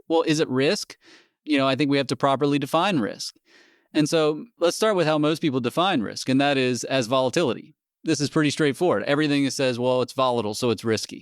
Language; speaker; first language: English; native; English